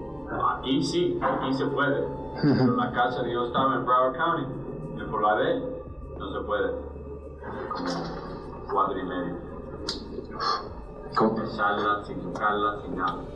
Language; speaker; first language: Spanish; early bilingual, heritage; Spanish